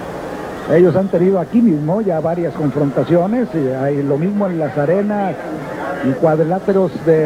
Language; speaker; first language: Spanish; native; Spanish